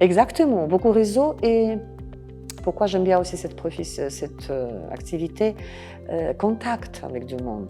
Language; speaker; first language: French; non-native, fluent; Russian